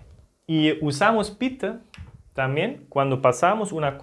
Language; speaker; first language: Spanish; non-native, fluent; German